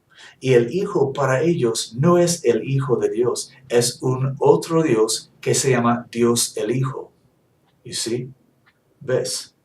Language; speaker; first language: Spanish; non-native, fluent; English